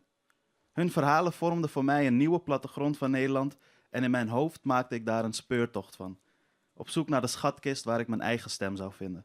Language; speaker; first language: Dutch; early bilingual, other home language; Persian